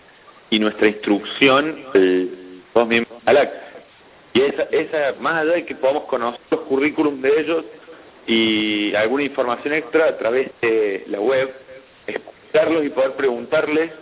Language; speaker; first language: Spanish; native; Spanish